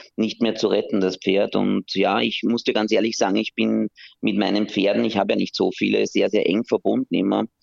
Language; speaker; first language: German; native; German